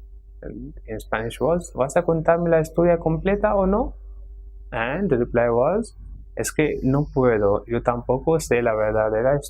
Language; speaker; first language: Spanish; non-native, fluent; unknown